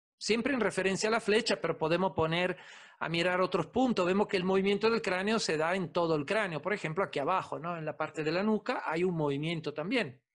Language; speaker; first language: Spanish; non-native, fluent; Italian